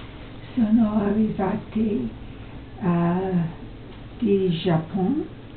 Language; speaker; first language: Italian; non-native, learner; English